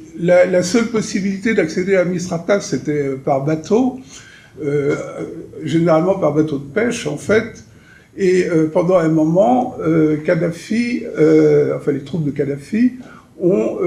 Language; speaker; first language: French; native; French